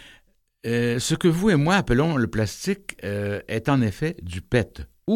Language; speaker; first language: French; native; French